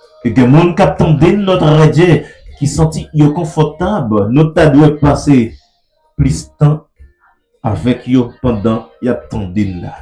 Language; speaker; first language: French; non-native, learner; Haitian Creole